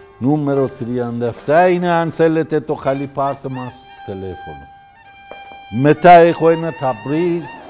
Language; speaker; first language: Greek; non-native, learner; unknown